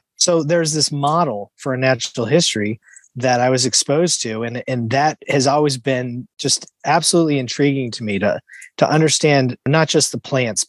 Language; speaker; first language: English; native; English